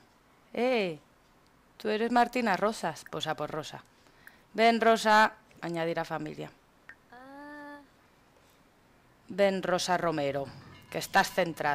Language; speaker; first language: Spanish; native; Spanish